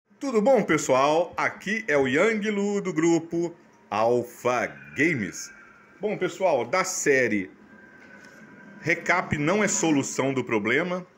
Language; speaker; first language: Portuguese; native; Portuguese